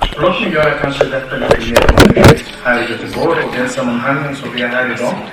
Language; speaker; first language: Swedish; non-native, fluent; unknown